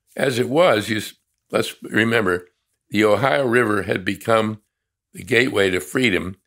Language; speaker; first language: English; native; English